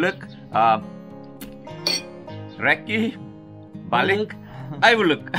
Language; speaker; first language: Turkish; non-native, learner; Hindi